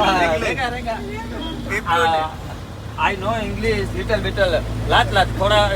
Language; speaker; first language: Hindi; non-native, local second language; Gujarati